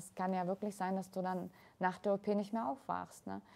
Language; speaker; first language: German; early bilingual, other home language; Russian